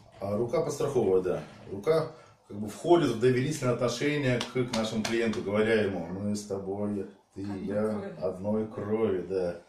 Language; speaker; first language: Russian; native; Russian